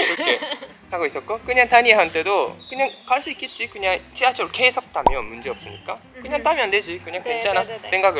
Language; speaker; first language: Korean; non-native, fluent; Japanese